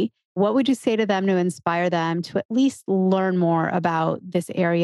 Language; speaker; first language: English; native; English